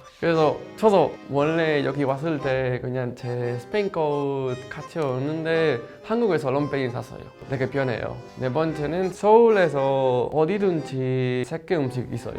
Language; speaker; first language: Korean; non-native, learner; Spanish